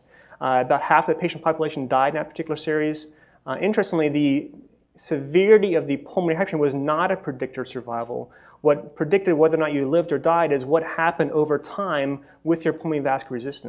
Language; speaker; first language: English; native; English